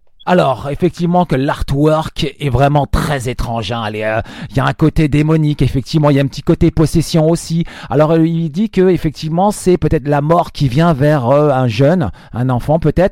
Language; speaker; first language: French; native; French